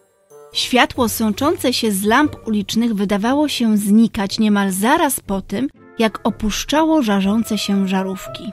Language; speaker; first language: Polish; native; Polish